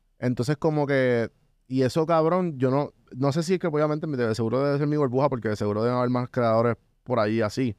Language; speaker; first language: Spanish; native; Spanish